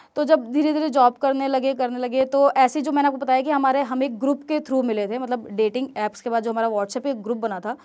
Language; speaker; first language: Hindi; native; Hindi